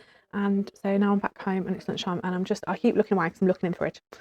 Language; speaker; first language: English; native; English